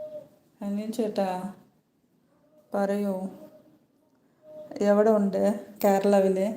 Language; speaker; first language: Malayalam; non-native, learner; Tamil